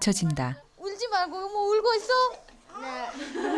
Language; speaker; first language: Korean; native; Korean